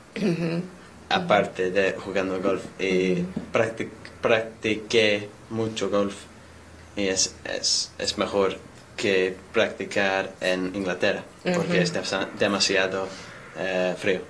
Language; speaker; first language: Spanish; non-native, learner; English